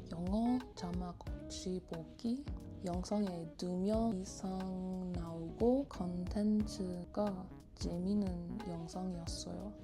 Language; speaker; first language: Korean; non-native, learner; English